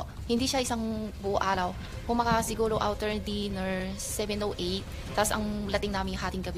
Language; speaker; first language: Filipino; non-native, learner; Chinese